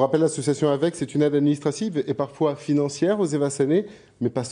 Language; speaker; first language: French; native; French